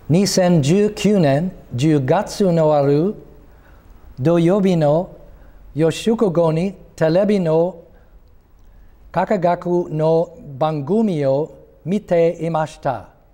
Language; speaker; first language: Japanese; non-native, learner; English